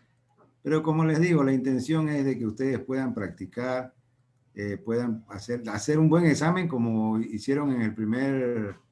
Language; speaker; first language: Spanish; native; Spanish